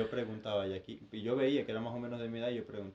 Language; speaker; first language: Spanish; native; Spanish